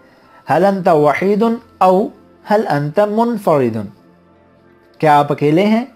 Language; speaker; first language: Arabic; non-native, fluent; Urdu